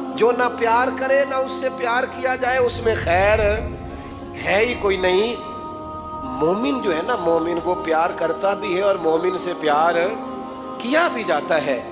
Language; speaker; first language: Urdu; non-native, local second language; Punjabi